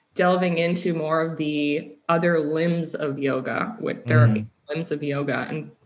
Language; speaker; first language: English; native; English